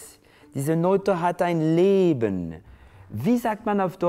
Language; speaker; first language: German; non-native, fluent; French